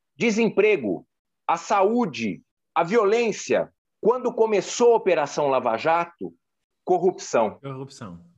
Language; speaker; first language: Portuguese; native; Portuguese